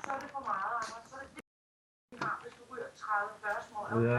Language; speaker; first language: Danish; native; Danish